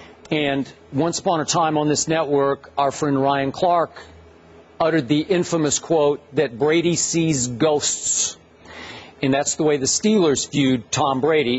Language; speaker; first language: English; native; English